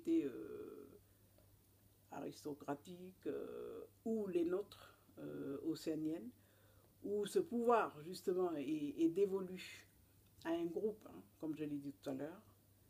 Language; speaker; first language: French; non-native, local second language; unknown